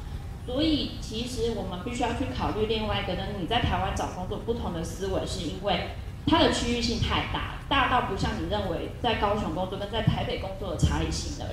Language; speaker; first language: Chinese; native; Chinese